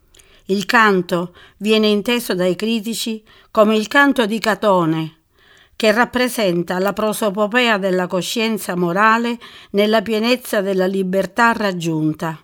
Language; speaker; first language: Italian; native; Italian